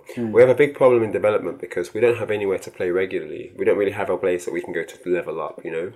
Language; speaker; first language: English; native; English